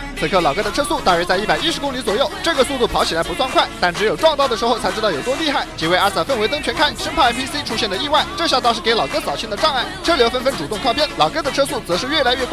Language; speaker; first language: Chinese; native; Chinese